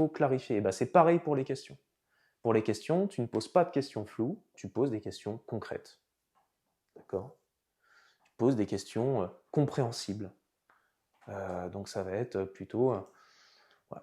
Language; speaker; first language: French; native; French